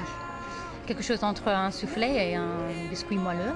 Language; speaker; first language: French; non-native, fluent; English